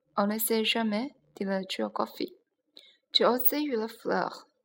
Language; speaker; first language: French; non-native, learner; Chinese